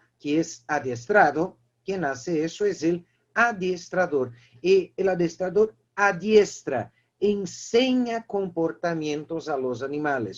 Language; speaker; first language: Spanish; non-native, fluent; Portuguese